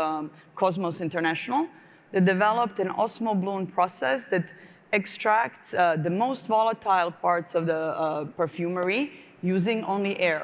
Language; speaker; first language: English; non-native, fluent; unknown